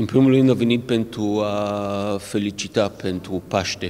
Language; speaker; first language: Romanian; early bilingual, heritage; Romanian